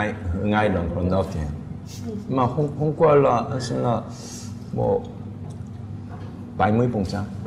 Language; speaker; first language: Vietnamese; non-native, learner; Korean